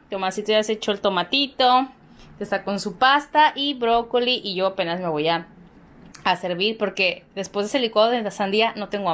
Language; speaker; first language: Spanish; native; Spanish